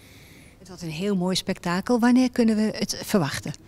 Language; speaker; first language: Dutch; native; Dutch